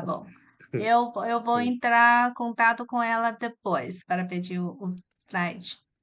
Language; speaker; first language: Portuguese; non-native, learner; Chinese